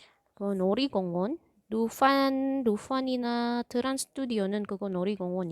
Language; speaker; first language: Korean; non-native, fluent; Indonesian